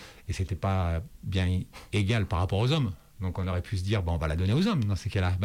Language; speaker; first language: French; native; French